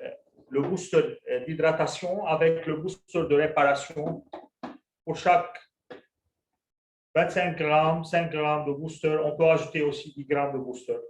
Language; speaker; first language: French; non-native, local second language; Arabic